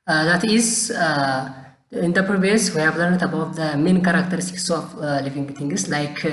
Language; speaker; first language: English; non-native, local second language; Amharic